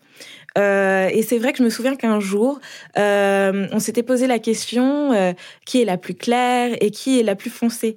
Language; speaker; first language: French; native; French